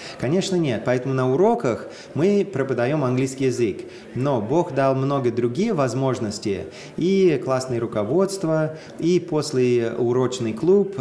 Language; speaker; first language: Russian; non-native, fluent; English